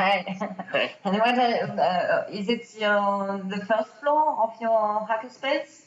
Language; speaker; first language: English; non-native, fluent; French